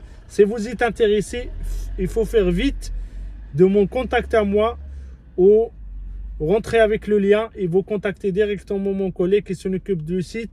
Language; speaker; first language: French; non-native, fluent; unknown